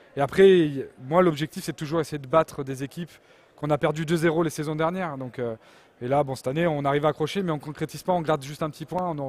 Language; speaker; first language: French; native; French